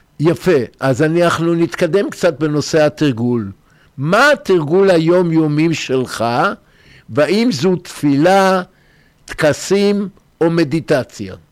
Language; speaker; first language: Hebrew; native; Hebrew